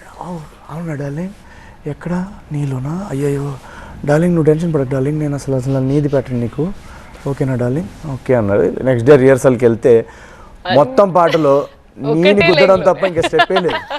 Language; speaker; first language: Telugu; native; Telugu